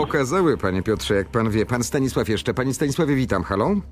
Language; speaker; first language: Polish; native; Polish